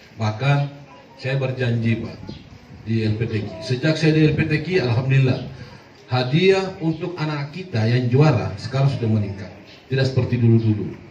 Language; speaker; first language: Indonesian; non-native, local second language; Buginese